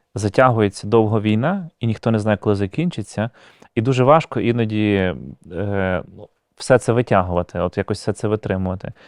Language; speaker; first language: Ukrainian; native; Ukrainian